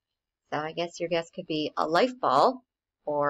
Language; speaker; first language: English; native; English